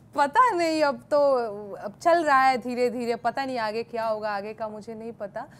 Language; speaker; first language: Hindi; native; Hindi